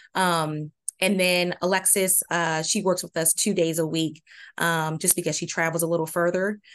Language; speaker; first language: English; native; English